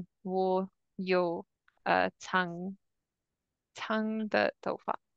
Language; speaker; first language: Chinese; non-native, learner; English